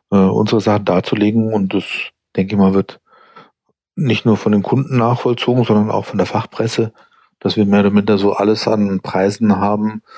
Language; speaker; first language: German; non-native, fluent; English